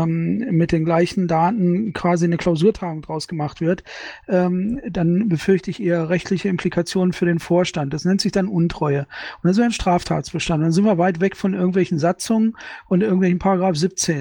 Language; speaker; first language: German; native; German